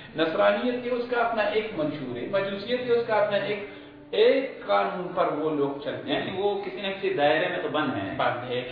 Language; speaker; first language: Urdu; non-native, local second language; Pashto